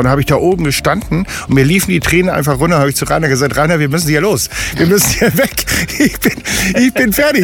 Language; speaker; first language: German; native; German